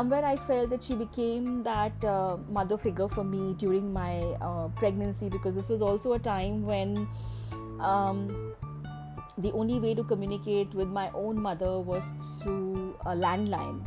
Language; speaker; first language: English; non-native, local second language; Malayalam